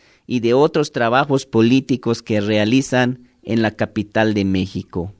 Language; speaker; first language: Spanish; native; Spanish